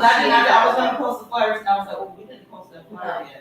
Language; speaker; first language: English; native; English